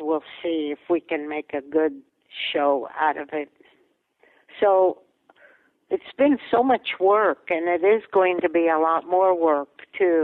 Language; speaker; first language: English; non-native, fluent; Latvian